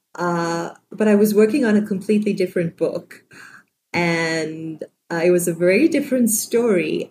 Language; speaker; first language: English; non-native, local second language; Sinhala